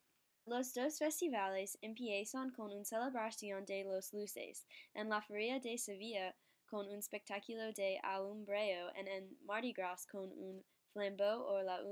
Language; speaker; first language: Spanish; non-native, learner; English